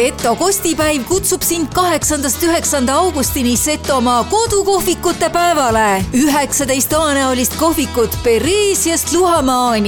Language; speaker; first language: Estonian; native; Estonian